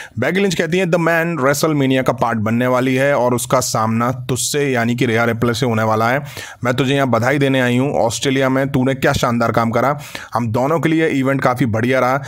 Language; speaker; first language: Hindi; native; Hindi